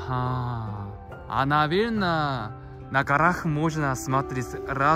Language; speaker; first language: Russian; non-native, learner; Korean